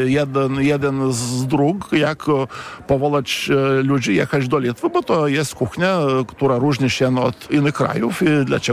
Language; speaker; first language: Polish; non-native, fluent; Lithuanian